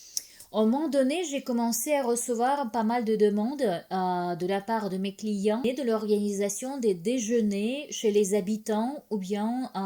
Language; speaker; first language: French; non-native, fluent; Russian